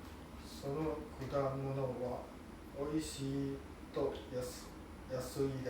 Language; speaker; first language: Japanese; non-native, learner; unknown